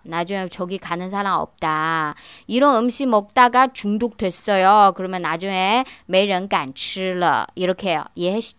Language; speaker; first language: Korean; non-native, fluent; Chinese